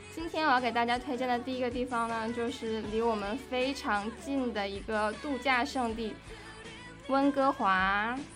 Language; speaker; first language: Chinese; native; Chinese